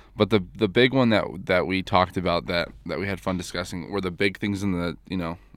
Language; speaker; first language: English; native; English